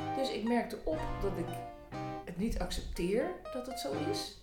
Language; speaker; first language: Dutch; native; Dutch